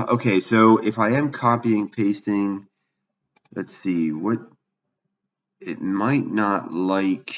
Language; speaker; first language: English; native; English